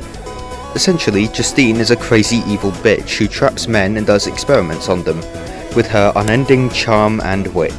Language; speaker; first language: English; native; English